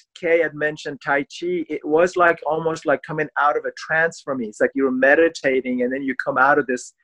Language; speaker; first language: English; non-native, fluent; Persian